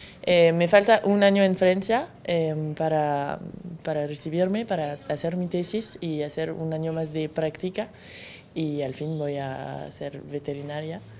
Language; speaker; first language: Spanish; non-native, fluent; French